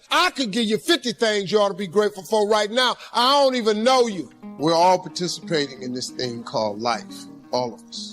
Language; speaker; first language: English; native; English